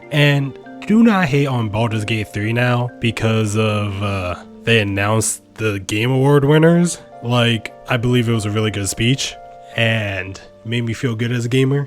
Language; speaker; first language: English; native; English